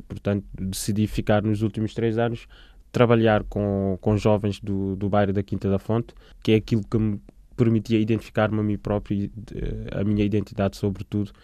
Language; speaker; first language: Portuguese; non-native, fluent; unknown